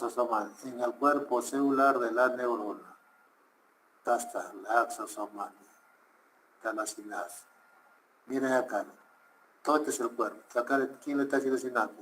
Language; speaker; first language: Spanish; native; Spanish